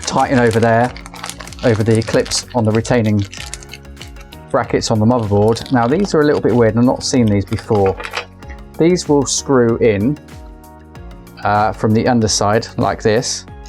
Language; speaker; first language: English; native; English